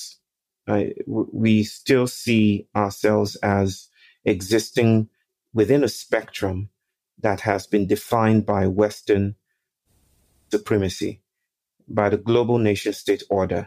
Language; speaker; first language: English; non-native, local second language; Yoruba